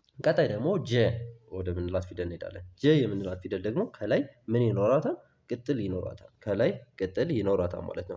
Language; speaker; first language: Amharic; native; Amharic